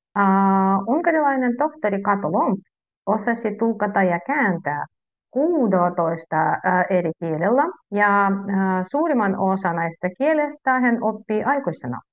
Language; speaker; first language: Finnish; non-native, fluent; Russian